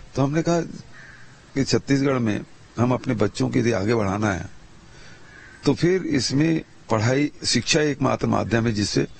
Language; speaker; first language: Hindi; native; Hindi